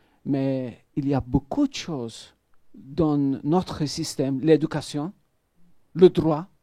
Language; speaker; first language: French; non-native, fluent; Maltese